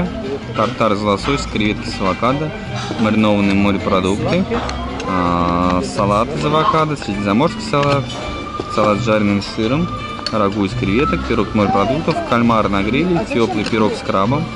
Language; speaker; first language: Russian; native; Russian